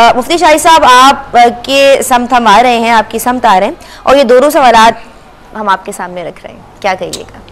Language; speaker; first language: Urdu; native; Urdu